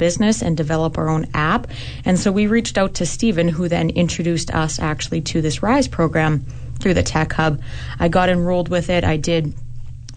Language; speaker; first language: English; native; English